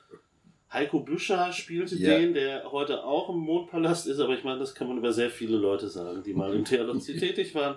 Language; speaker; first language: German; native; German